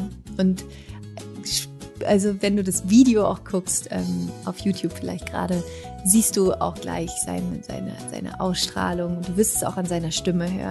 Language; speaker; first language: German; native; German